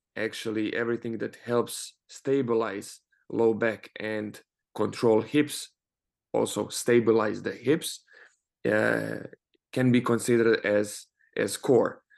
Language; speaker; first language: English; non-native, fluent; Croatian